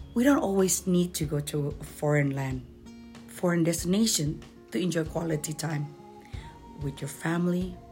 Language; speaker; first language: English; non-native, fluent; Indonesian